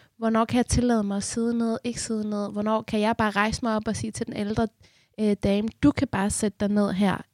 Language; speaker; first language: Danish; early bilingual, other home language; Persian